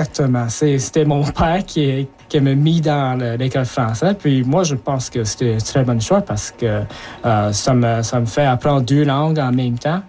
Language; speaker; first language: French; early bilingual, other home language; Japanese